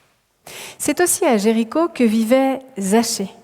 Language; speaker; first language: French; native; French